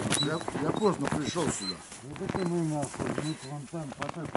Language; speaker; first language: Russian; native; Russian